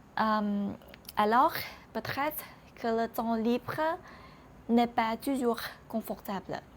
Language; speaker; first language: French; non-native, learner; Vietnamese